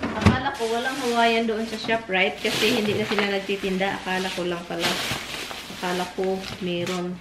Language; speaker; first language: Filipino; non-native, local second language; Cebuano